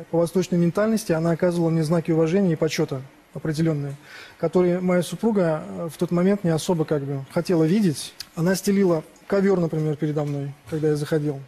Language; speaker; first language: Russian; native; Russian